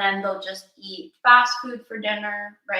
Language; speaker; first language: English; native; English